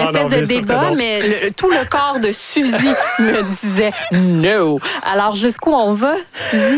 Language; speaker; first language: French; native; French